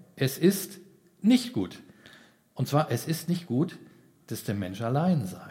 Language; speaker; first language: German; native; German